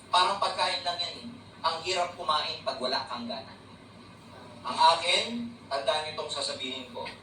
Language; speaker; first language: Filipino; native; Filipino